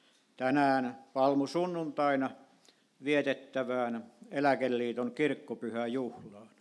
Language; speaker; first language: Finnish; native; Finnish